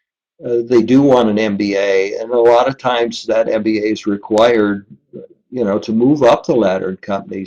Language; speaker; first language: English; native; English